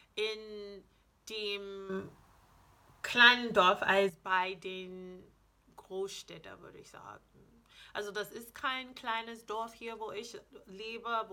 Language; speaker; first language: German; non-native, fluent; English